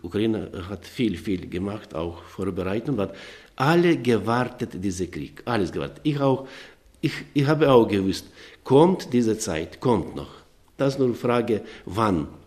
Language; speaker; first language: German; non-native, learner; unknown